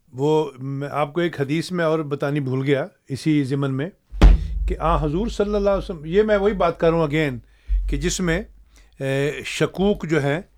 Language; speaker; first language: Urdu; native; Urdu